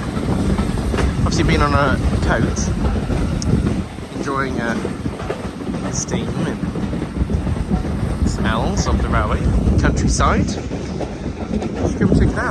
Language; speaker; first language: English; native; English